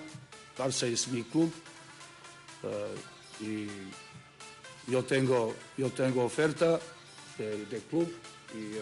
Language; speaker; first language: Spanish; non-native, learner; Serbian